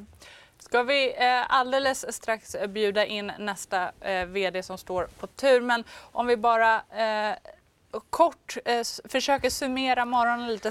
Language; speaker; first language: Swedish; native; Swedish